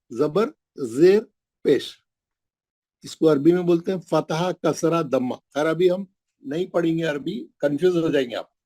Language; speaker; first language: Urdu; native; Urdu